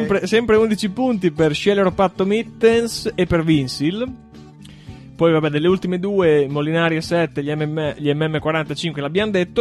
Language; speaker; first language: Italian; native; Italian